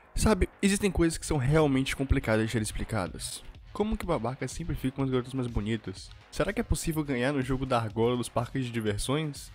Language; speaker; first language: Portuguese; native; Portuguese